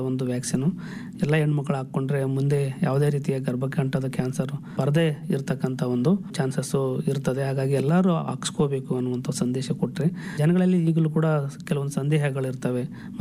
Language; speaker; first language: Kannada; native; Kannada